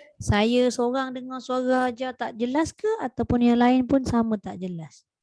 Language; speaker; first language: Malay; native; Malay